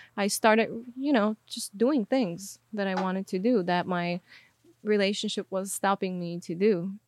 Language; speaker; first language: English; non-native, fluent; Armenian